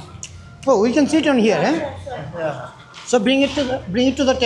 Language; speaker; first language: English; non-native, learner; Bangla